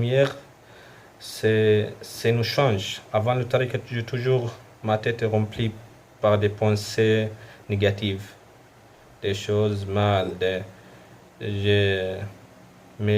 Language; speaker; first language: French; non-native, local second language; Arabic